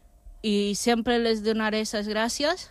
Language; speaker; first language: Catalan; non-native, local second language; Spanish